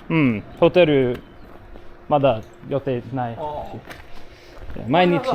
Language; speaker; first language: Japanese; non-native, learner; English